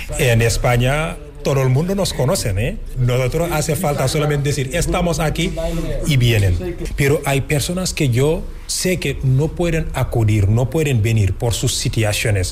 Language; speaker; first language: Spanish; non-native, fluent; Wolof